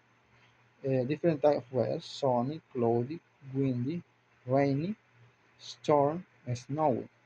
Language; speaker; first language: English; non-native, learner; Spanish